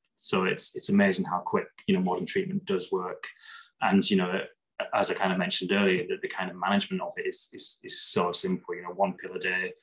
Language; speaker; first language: English; native; English